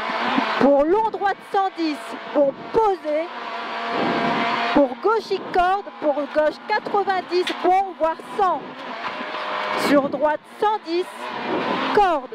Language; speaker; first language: French; native; French